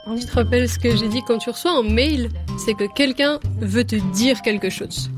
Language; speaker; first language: French; native; French